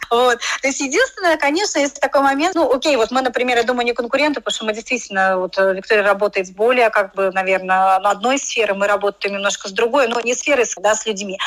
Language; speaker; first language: Russian; native; Russian